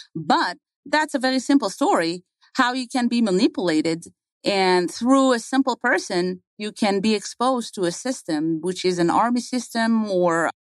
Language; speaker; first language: English; non-native, fluent; Hebrew